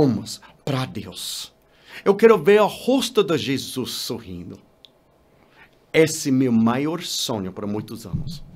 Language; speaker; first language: Portuguese; non-native, learner; English